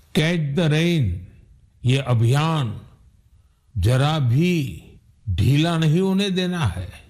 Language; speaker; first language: Hindi; non-native, local second language; Gujarati